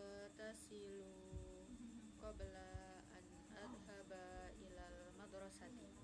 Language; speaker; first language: Arabic; non-native, learner; Indonesian